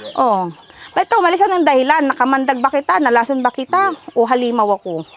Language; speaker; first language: Filipino; native; Filipino